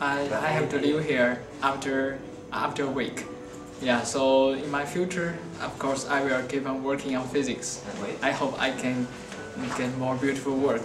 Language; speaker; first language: English; non-native, learner; Chinese